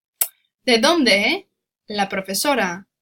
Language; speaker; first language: Spanish; non-native, fluent; English